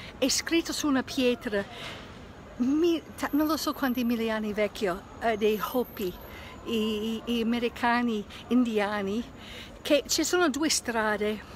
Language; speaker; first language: Italian; non-native, learner; English